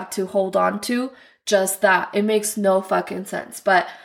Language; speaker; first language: English; non-native, fluent; Spanish